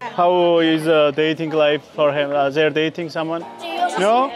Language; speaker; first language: English; non-native, learner; Georgian